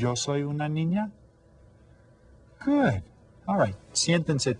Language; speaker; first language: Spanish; non-native, fluent; English